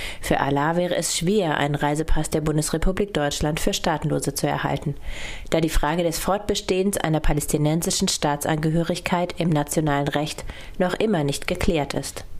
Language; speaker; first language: German; native; German